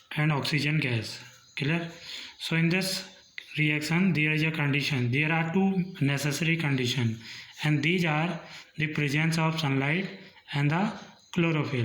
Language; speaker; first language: English; non-native, local second language; Hindi